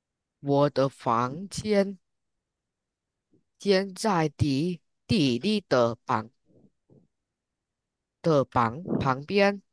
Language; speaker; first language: Chinese; non-native, learner; Vietnamese